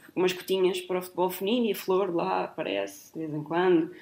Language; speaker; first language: Portuguese; native; Portuguese